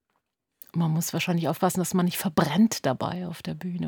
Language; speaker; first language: German; native; German